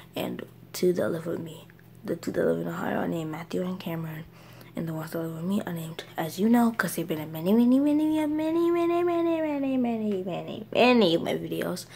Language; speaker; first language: English; native; English